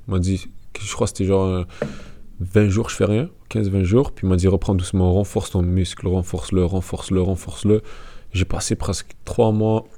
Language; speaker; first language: French; native; French